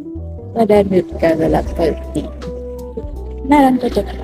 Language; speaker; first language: Finnish; non-native, learner; Vietnamese